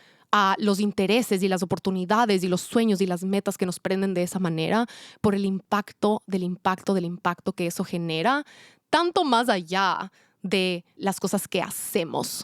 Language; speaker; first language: Spanish; native; Spanish